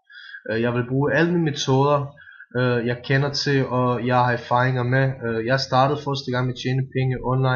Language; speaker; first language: Danish; non-native, fluent; Bosnian